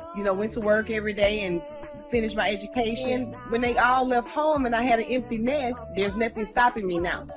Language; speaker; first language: English; native; English